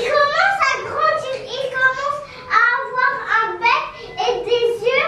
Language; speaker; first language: French; non-native, local second language; Arabic